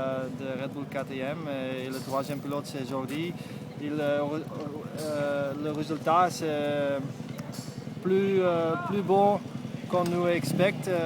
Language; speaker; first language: French; non-native, fluent; Dutch